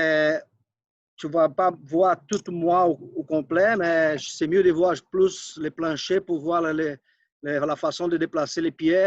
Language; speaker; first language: French; non-native, fluent; Portuguese